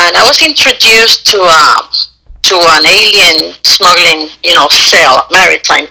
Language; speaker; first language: English; non-native, fluent; Spanish